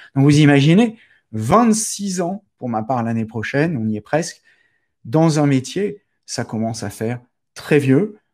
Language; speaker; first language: French; native; French